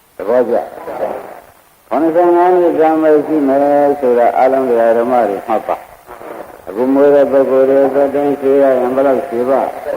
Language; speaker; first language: Burmese; native; Burmese